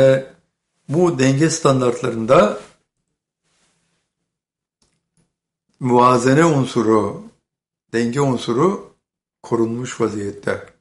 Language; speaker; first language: Turkish; native; Turkish